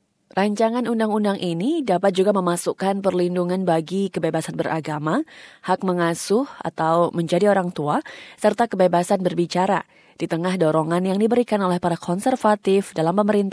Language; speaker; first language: Indonesian; native; Indonesian